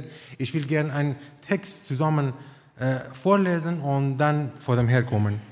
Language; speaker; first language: German; non-native, fluent; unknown